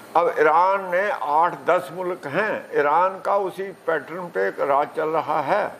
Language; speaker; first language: Hindi; non-native, local second language; Punjabi